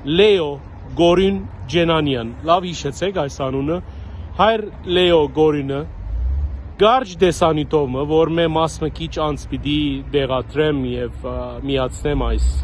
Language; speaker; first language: Armenian; early bilingual, heritage; Armenian